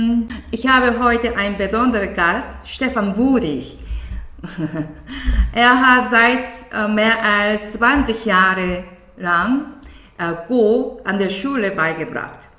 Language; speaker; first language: German; non-native, fluent; Korean